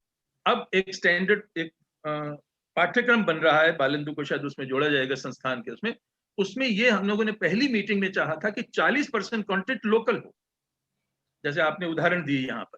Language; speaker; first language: Hindi; native; Hindi